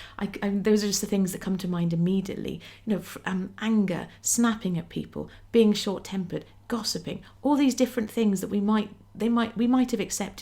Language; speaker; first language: English; native; English